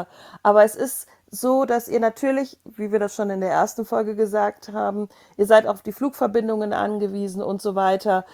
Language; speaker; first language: German; native; German